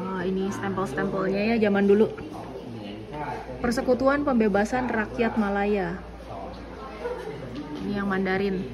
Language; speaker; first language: Indonesian; native; Indonesian